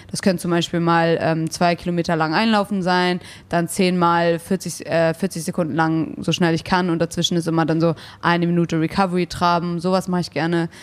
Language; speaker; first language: German; early bilingual, other home language; English